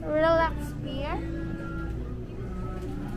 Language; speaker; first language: Korean; non-native, learner; Filipino